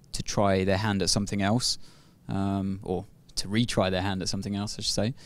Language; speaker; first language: English; native; English